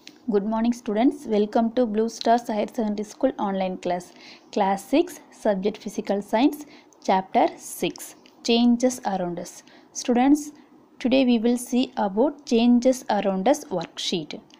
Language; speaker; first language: English; non-native, local second language; Tamil